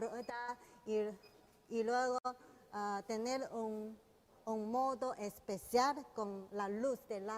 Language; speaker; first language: Spanish; non-native, learner; Chinese